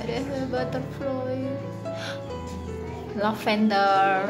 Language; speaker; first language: English; non-native, learner; Indonesian